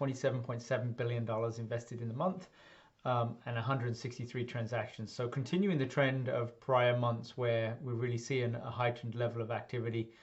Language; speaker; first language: English; native; English